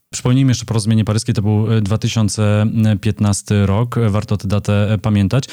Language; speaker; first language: Polish; native; Polish